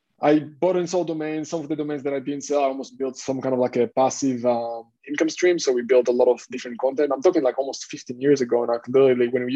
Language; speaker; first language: English; non-native, fluent; Hebrew